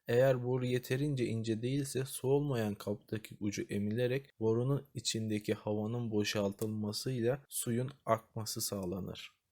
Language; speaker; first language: Turkish; native; Turkish